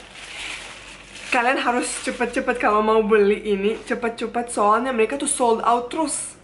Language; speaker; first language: Indonesian; non-native, fluent; Bosnian